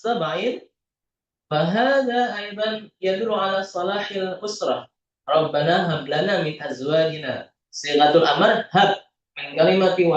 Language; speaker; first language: Arabic; non-native, fluent; Indonesian